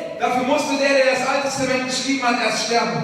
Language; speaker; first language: German; native; German